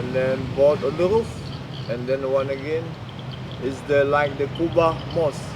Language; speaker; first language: English; non-native, learner; Indonesian